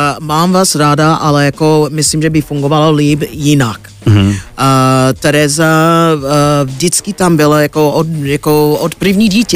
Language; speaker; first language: Czech; non-native, fluent; English